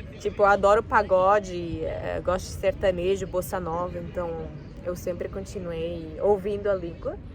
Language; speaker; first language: Portuguese; non-native, fluent; Spanish